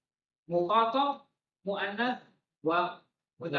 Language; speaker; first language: Arabic; non-native, fluent; Malay